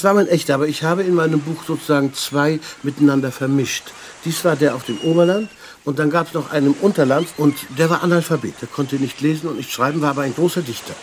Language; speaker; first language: German; native; German